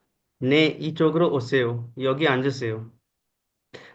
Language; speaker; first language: Korean; non-native, learner; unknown